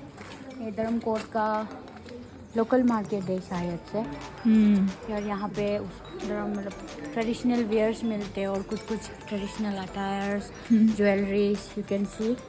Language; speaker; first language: Hindi; non-native, local second language; Tibetan